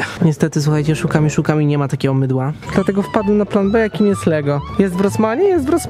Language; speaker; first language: Polish; native; Polish